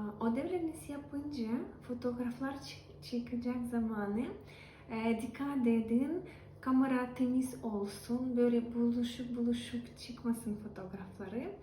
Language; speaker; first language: Turkish; non-native, learner; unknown